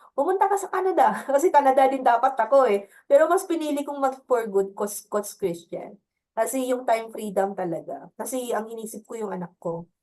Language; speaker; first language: Filipino; native; Filipino